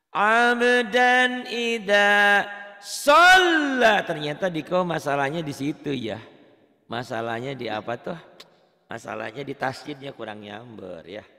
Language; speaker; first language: Indonesian; native; Indonesian